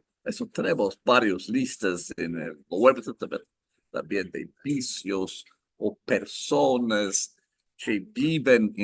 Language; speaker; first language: Spanish; non-native, fluent; English